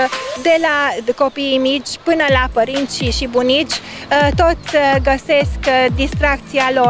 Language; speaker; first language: Romanian; non-native, fluent; Hungarian